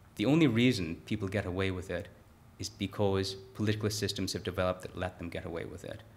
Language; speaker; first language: English; native; English